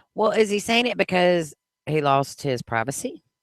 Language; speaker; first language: English; native; English